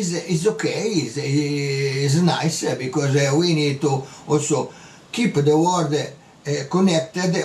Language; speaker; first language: English; non-native, learner; Italian